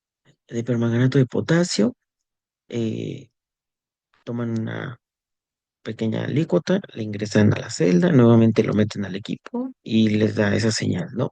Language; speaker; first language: Spanish; native; Spanish